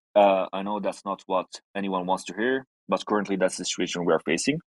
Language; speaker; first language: English; non-native, fluent; Italian